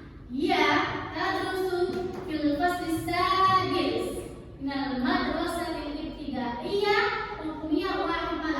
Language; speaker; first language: Arabic; non-native, learner; Indonesian